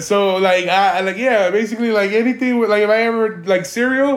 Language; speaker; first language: English; early bilingual, other home language; Spanish